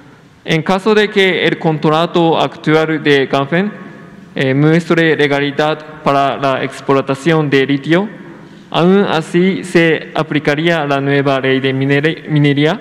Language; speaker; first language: Spanish; non-native, fluent; Japanese